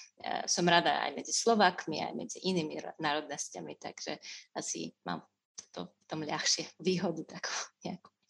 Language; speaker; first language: Slovak; non-native, fluent; Russian